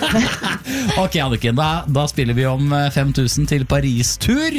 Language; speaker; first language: Norwegian; native; Norwegian